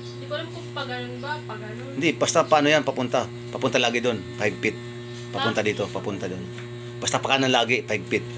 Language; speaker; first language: Filipino; native; Filipino